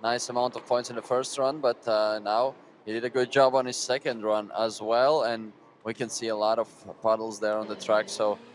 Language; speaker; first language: English; non-native, fluent; Latvian